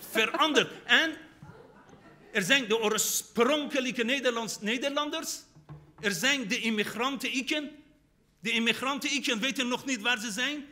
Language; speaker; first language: Dutch; non-native, fluent; Persian